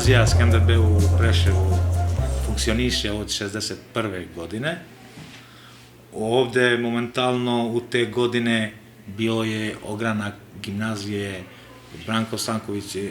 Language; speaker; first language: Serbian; non-native, local second language; Albanian